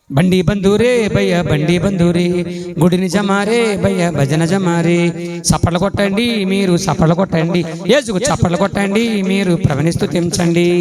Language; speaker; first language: Telugu; non-native, local second language; Lambadi